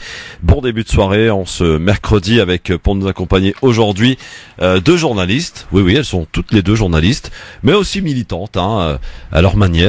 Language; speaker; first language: French; native; French